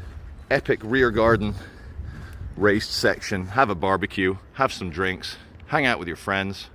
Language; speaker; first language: English; native; English